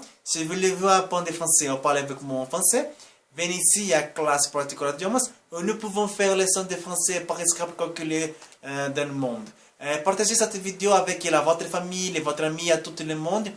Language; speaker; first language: French; non-native, learner; Portuguese